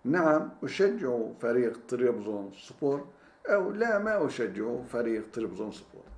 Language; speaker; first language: Arabic; non-native, learner; Turkish